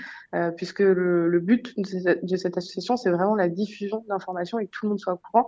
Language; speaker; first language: French; native; French